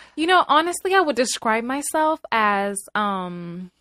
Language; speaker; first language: English; early bilingual, other home language; Swahili